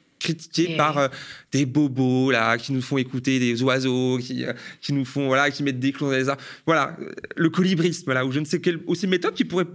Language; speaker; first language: French; native; French